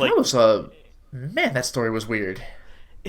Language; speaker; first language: English; native; English